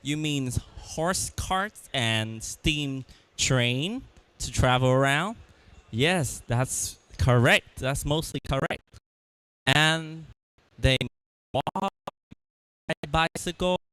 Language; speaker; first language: English; non-native, fluent; Vietnamese